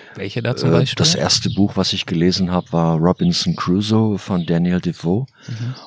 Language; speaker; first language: German; native; German